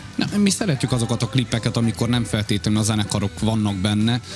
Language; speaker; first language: Hungarian; native; Hungarian